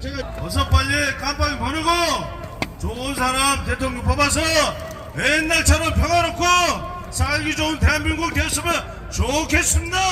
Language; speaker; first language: Korean; native; Korean